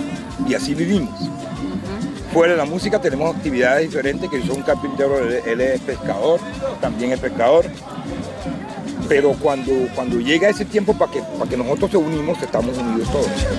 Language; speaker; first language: Spanish; non-native, local second language; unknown